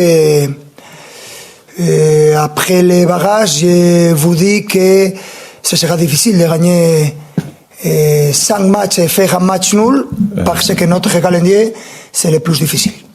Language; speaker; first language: French; non-native, learner; Spanish